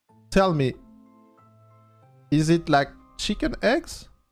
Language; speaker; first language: English; non-native, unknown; French